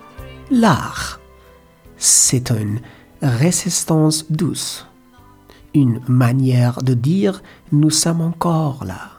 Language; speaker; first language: French; non-native, learner; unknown